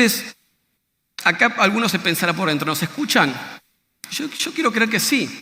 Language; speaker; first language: Spanish; native; Spanish